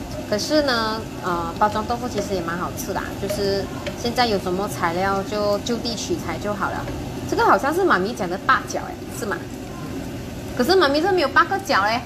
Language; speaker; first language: Chinese; native; Chinese